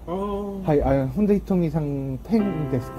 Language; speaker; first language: Japanese; non-native, learner; Korean